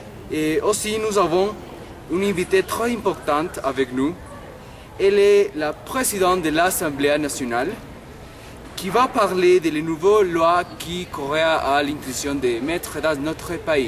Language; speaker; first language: French; non-native, learner; Spanish